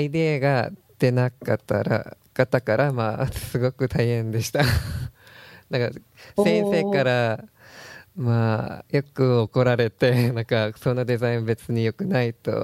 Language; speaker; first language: Japanese; non-native, learner; Korean